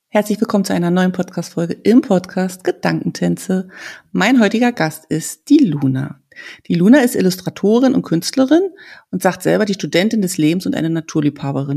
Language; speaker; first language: German; native; German